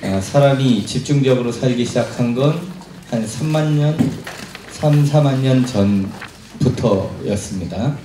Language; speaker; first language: Korean; native; Korean